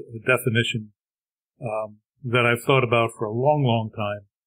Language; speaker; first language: English; native; English